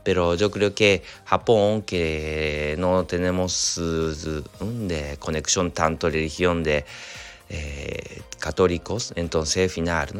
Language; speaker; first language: Spanish; non-native, learner; Japanese